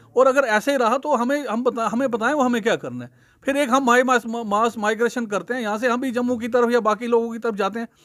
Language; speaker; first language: Hindi; non-native, local second language; Punjabi